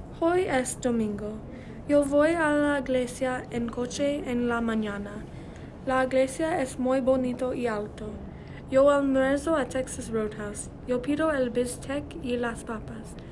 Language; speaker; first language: Spanish; non-native, learner; English